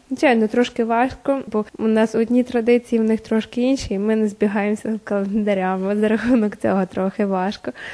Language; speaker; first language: Ukrainian; native; Ukrainian